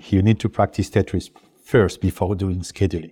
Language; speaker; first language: English; non-native, fluent; French